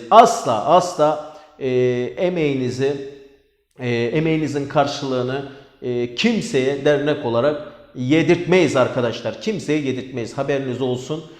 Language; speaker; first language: Turkish; native; Turkish